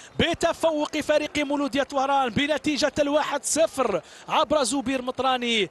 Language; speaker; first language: Arabic; native; Arabic